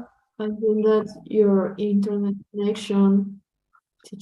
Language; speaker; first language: English; non-native, learner; Spanish